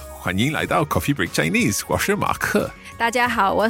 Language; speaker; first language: Chinese; non-native, learner; English